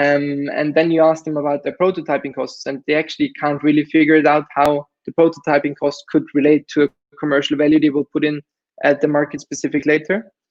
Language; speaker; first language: English; non-native, fluent; German